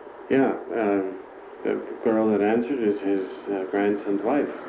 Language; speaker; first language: English; early bilingual, other home language; German